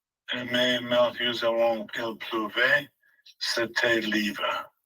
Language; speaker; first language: French; non-native, learner; English